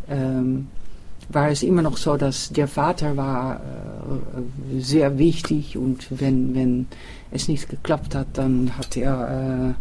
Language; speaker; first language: German; non-native, learner; Dutch